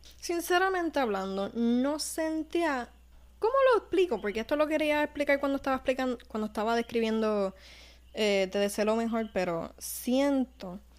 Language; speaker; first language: Spanish; early bilingual, heritage; Spanish